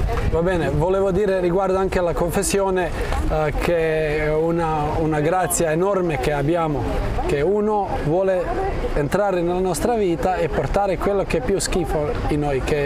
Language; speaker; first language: Italian; non-native, fluent; Croatian